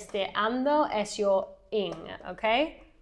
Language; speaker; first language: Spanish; non-native, fluent; English